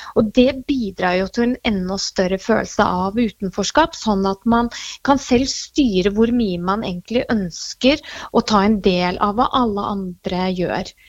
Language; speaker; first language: Norwegian; native; Norwegian